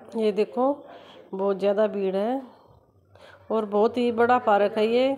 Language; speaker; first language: Hindi; native; Hindi